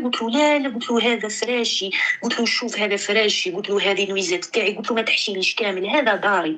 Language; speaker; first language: Arabic; native; Arabic